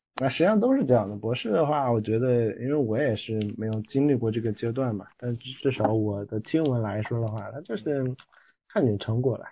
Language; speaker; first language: Chinese; native; Chinese